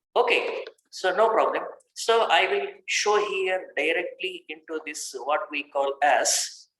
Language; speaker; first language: English; non-native, local second language; Kannada